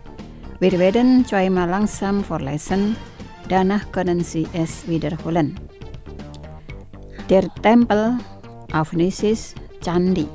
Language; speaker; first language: German; non-native, fluent; Indonesian